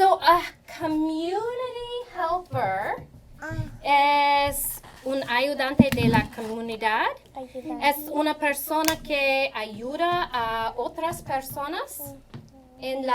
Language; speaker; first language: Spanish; non-native, fluent; English